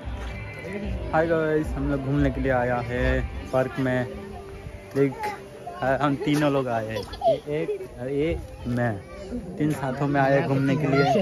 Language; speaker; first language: Hindi; non-native, local second language; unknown